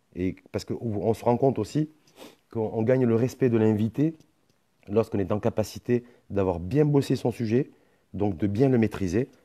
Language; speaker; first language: French; non-native, local second language; Arabic